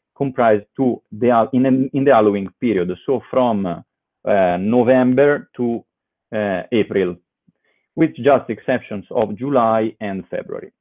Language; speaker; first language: English; non-native, fluent; Italian